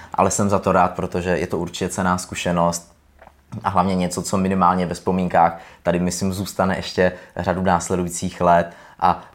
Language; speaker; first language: Czech; native; Czech